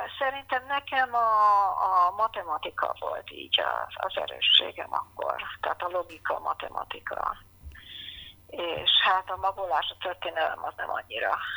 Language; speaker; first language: Hungarian; early bilingual, heritage; Hungarian